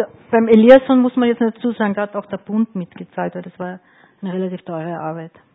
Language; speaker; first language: German; native; German